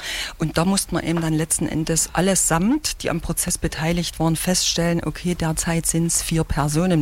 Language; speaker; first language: German; native; German